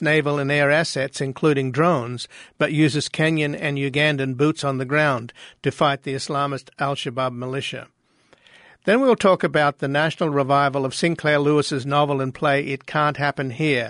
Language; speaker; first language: English; native; English